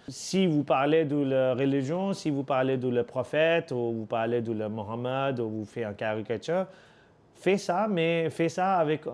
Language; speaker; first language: French; non-native, learner; Urdu